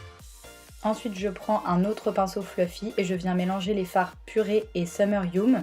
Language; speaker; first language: French; native; French